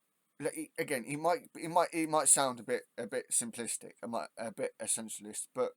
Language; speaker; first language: English; native; English